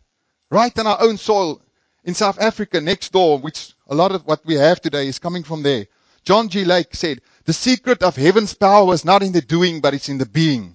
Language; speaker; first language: English; non-native, local second language; Afrikaans